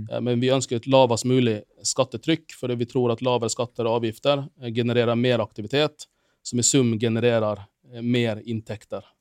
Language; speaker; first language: Norwegian; non-native, fluent; Finnish